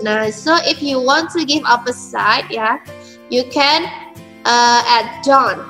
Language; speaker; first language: English; non-native, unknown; Indonesian